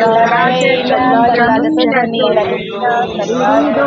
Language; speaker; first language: Arabic; non-native, learner; Urdu